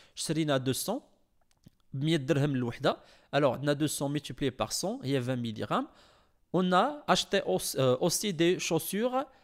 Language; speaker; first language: French; non-native, local second language; Arabic